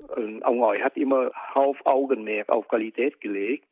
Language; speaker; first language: German; non-native, learner; Vietnamese